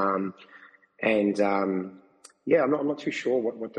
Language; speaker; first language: English; native; English